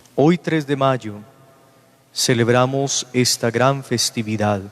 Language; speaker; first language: Spanish; native; Spanish